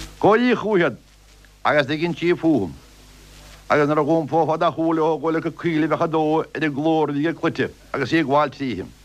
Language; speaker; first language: Irish; native; Irish